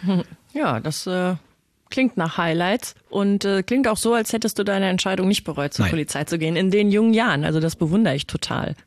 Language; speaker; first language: German; native; German